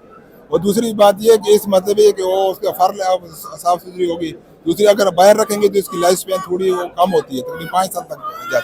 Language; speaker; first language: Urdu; non-native, local second language; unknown